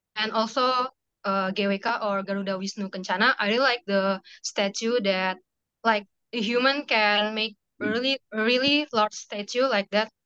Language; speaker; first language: English; non-native, fluent; Indonesian